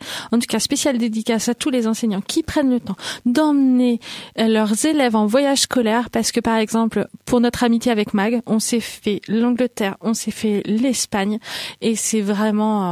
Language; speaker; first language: French; native; French